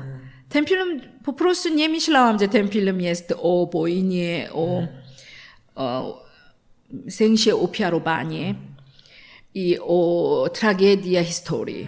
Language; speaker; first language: Polish; non-native, learner; Korean